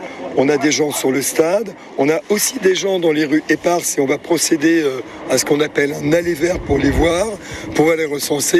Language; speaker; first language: French; native; French